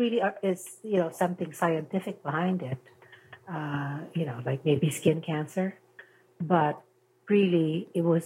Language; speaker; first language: English; non-native, local second language; Filipino